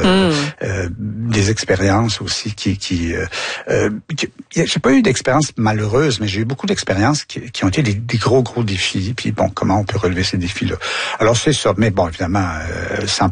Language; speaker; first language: French; native; French